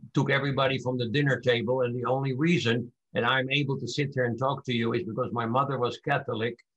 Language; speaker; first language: English; non-native, fluent; Dutch